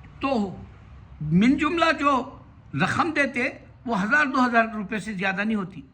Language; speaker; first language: Urdu; native; Urdu